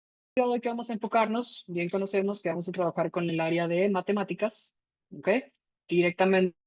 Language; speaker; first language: Spanish; native; Spanish